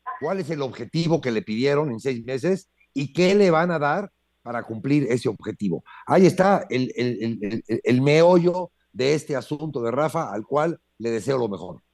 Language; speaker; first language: Spanish; native; Spanish